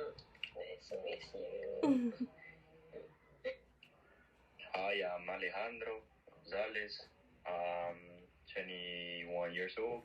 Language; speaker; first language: English; non-native, learner; Spanish